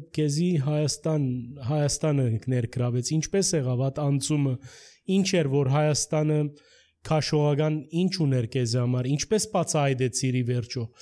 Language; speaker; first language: Armenian; early bilingual, heritage; Armenian